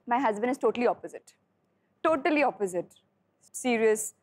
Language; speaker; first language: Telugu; non-native, learner; Sindhi